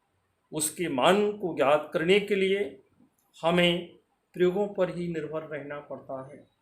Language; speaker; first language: Hindi; native; Hindi